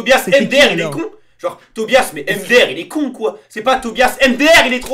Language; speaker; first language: French; native; French